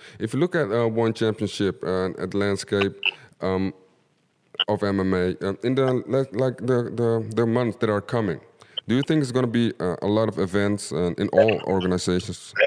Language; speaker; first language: English; non-native, fluent; Dutch